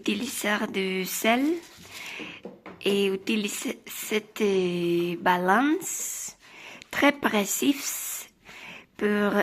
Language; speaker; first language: French; non-native, learner; Spanish